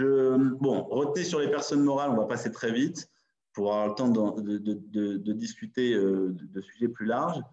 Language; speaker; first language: French; native; French